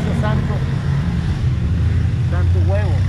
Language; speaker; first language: Spanish; native; Spanish